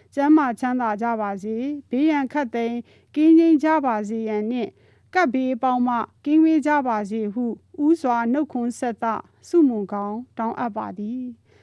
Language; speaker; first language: Burmese; non-native, local second language; Karen languages